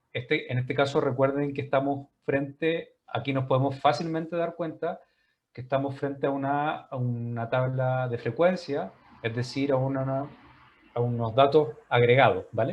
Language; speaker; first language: Spanish; native; Spanish